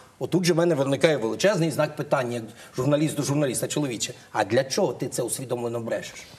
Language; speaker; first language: Ukrainian; native; Ukrainian